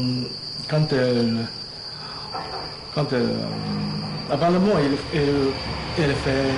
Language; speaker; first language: French; non-native, learner; Japanese